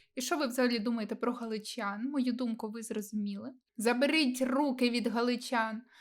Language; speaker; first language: Ukrainian; non-native, local second language; Russian